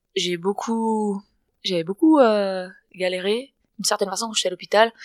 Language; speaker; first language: French; non-native, fluent; Spanish